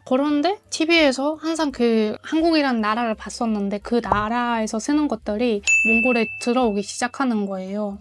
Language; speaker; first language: Korean; non-native, fluent; Mongolian